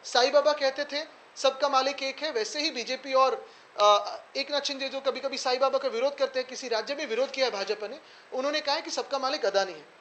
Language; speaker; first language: Hindi; non-native, local second language; Marathi